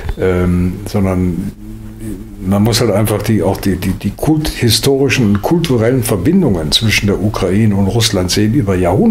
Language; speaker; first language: German; native; German